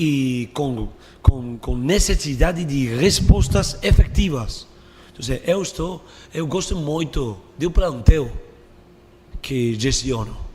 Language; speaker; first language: Portuguese; non-native, fluent; Spanish